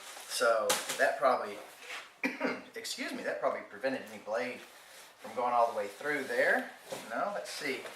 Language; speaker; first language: English; native; English